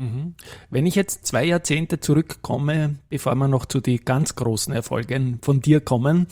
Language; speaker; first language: German; native; German